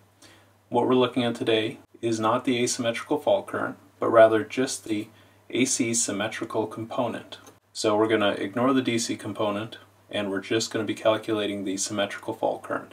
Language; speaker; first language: English; native; English